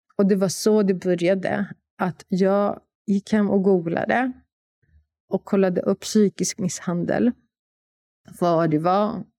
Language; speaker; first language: Swedish; non-native, fluent; Polish